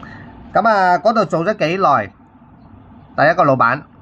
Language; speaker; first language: Cantonese; native; Cantonese